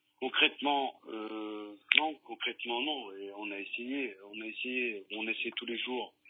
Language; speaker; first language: French; native; French